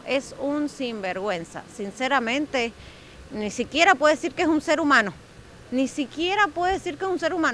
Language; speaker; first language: Spanish; native; Spanish